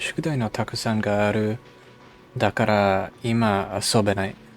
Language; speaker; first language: Japanese; non-native, learner; English